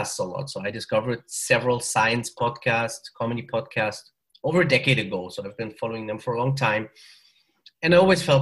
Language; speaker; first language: English; non-native, fluent; German